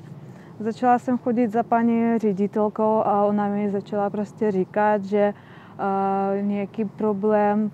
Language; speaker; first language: Czech; non-native, fluent; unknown